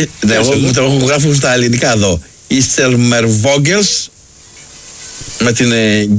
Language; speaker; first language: Greek; native; Greek